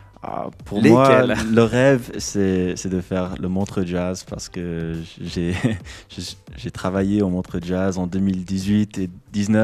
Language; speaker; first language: French; non-native, local second language; English